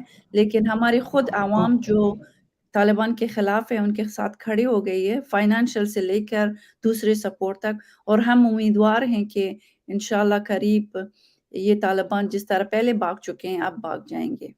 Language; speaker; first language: Hindi; non-native, fluent; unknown